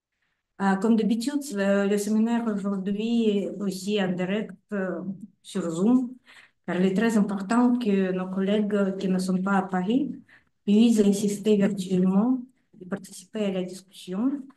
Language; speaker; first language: French; non-native, fluent; Russian